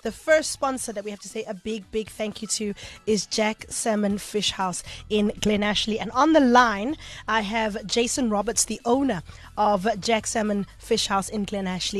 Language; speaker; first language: English; native; English